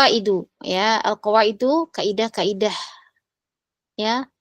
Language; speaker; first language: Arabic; non-native, fluent; Indonesian